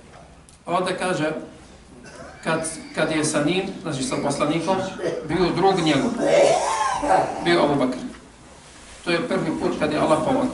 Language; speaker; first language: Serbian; non-native, fluent; Arabic